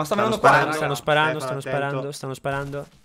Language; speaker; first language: Italian; native; Italian